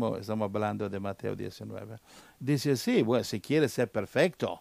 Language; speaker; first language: Spanish; non-native, learner; Italian